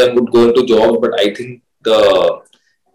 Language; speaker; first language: English; non-native, local second language; Hindi